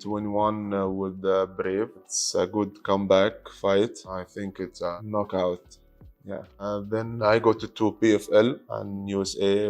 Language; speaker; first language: English; non-native, learner; Arabic